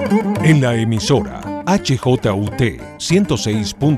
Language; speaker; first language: Spanish; native; Spanish